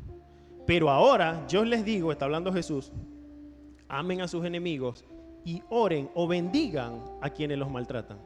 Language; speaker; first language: Spanish; native; Spanish